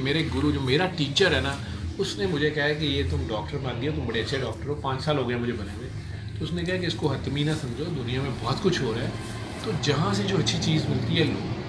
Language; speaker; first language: Urdu; non-native, local second language; Punjabi